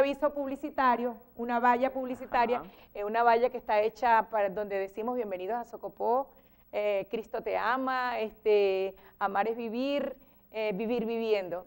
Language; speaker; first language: Spanish; native; Spanish